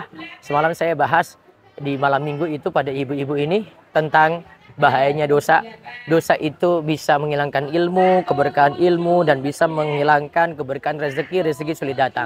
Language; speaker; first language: Indonesian; native; Indonesian